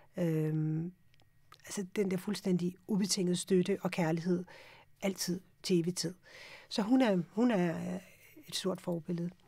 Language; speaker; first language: Danish; early bilingual, other home language; Urdu